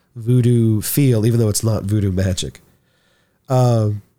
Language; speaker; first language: English; native; English